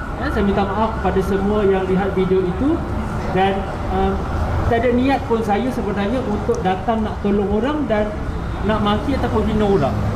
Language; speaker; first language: Malay; native; Malay